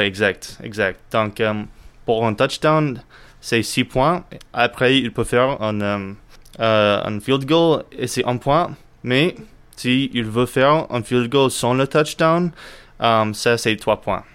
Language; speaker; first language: French; non-native, learner; English